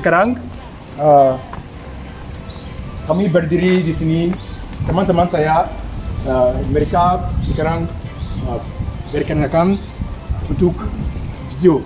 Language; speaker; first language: Indonesian; non-native, learner; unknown